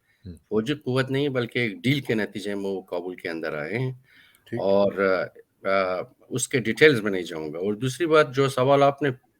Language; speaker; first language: Hindi; non-native, fluent; Persian